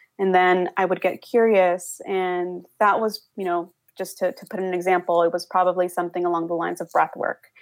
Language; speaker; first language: English; early bilingual, other home language; Spanish